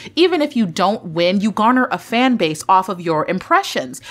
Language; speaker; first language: English; native; English